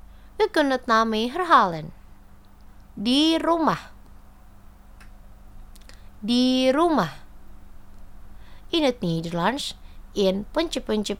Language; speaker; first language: Dutch; non-native, fluent; Indonesian